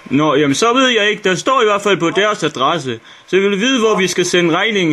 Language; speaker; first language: Danish; native; Danish